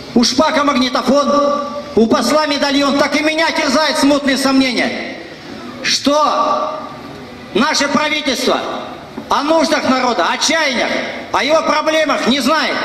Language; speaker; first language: Russian; non-native, local second language; Kazakh